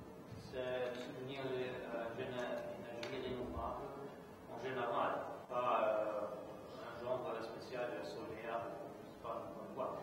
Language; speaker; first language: French; non-native, fluent; German